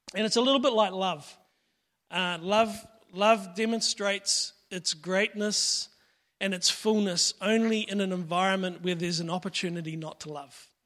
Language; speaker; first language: English; native; English